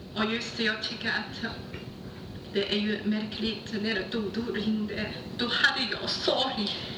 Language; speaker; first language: Swedish; non-native, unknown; Chinese